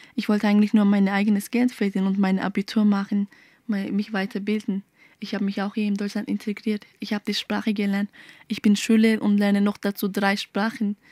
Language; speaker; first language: German; early bilingual, other home language; Turkish